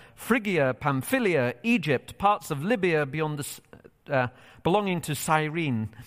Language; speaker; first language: English; native; English